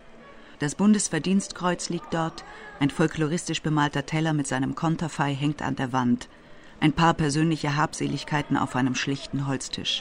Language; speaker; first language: German; native; German